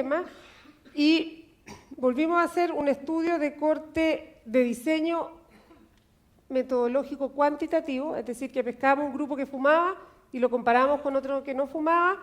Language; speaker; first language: Spanish; native; Spanish